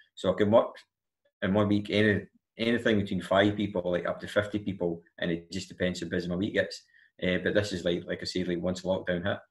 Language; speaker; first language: English; native; English